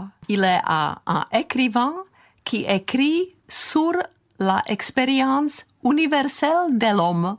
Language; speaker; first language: French; non-native, fluent; Czech